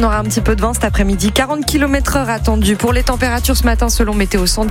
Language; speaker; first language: French; native; French